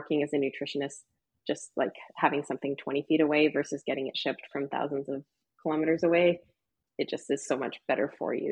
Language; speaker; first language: English; native; English